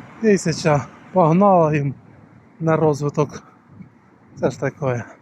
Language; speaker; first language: Ukrainian; non-native, local second language; Russian